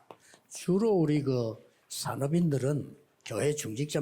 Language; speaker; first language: Korean; native; Korean